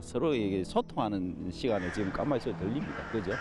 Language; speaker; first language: Korean; native; Korean